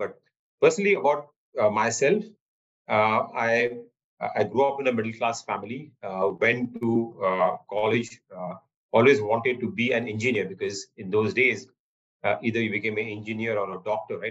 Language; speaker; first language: English; non-native, local second language; Marathi